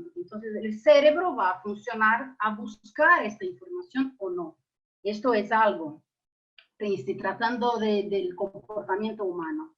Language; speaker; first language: Spanish; non-native, fluent; Portuguese